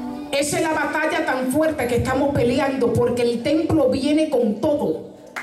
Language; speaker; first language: Spanish; early bilingual, heritage; Spanish